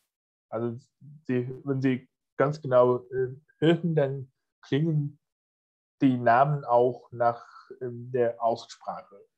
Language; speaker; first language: German; non-native, fluent; Chinese